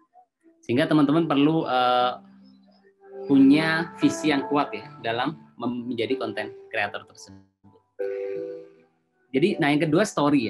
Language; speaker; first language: Indonesian; native; Indonesian